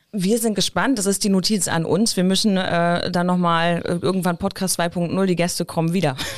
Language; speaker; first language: German; native; German